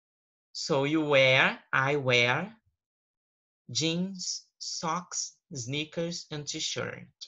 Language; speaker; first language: English; non-native, fluent; Portuguese